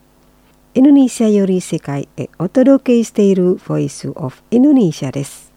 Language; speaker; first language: Japanese; non-native, fluent; Indonesian